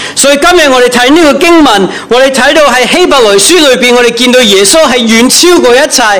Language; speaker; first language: Cantonese; non-native, fluent; English